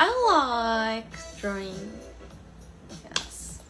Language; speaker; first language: English; non-native, learner; Korean